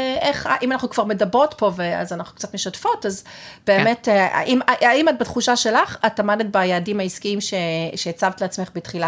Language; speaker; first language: Hebrew; native; Hebrew